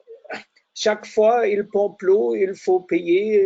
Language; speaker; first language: French; non-native, fluent; German